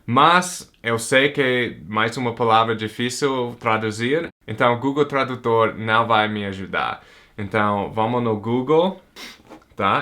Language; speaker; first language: Portuguese; non-native, fluent; English